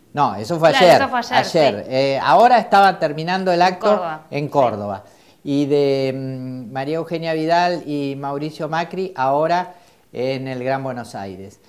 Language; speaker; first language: Spanish; native; Spanish